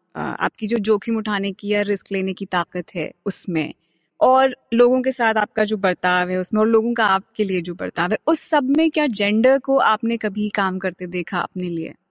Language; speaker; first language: Hindi; native; Hindi